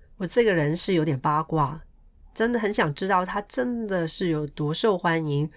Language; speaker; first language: Chinese; non-native, local second language; Cantonese